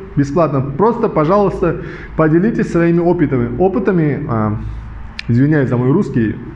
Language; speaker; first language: Russian; non-native, local second language; Uzbek